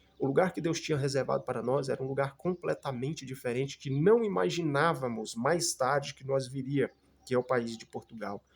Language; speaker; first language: Portuguese; native; Portuguese